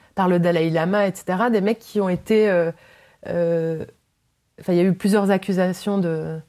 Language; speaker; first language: French; native; French